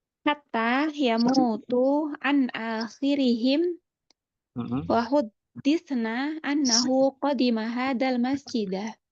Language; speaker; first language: Arabic; non-native, learner; Indonesian